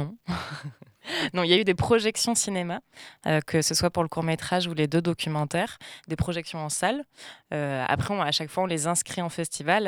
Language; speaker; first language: French; native; French